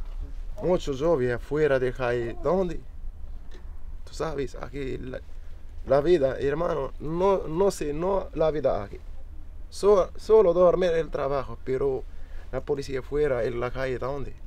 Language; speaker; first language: Spanish; non-native, learner; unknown